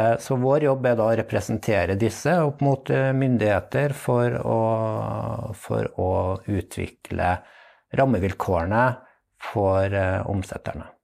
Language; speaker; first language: Norwegian; native; Norwegian